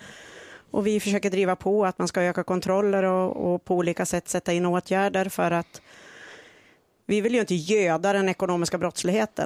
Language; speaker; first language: Swedish; native; Swedish